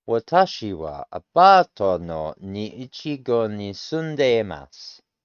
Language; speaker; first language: Japanese; non-native, learner; English